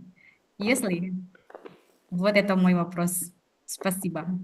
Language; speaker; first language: Russian; non-native, fluent; Indonesian